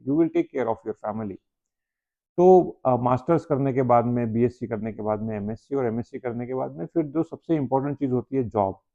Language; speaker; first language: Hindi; native; Hindi